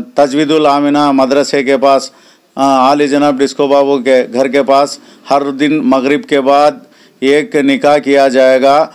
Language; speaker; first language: Hindi; non-native, local second language; Urdu